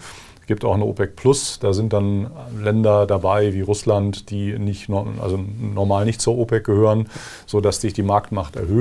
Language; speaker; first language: German; native; German